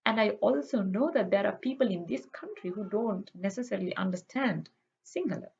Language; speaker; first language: English; non-native, local second language; Sinhala